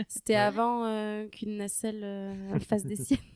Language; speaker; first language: French; native; French